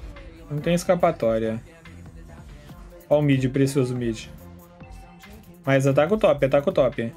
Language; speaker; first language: Portuguese; native; Portuguese